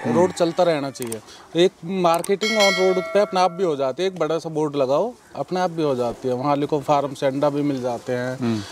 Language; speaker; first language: Hindi; native; Hindi